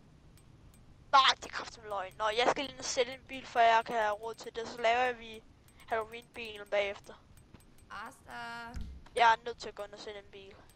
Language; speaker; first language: Danish; native; Danish